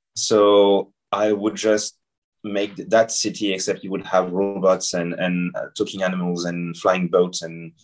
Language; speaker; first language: English; non-native, fluent; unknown